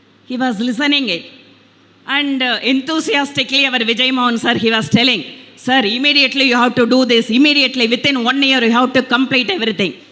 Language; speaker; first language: English; non-native, local second language; Tamil